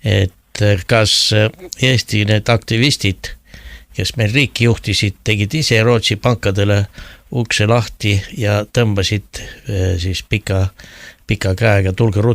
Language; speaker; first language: Estonian; native; Estonian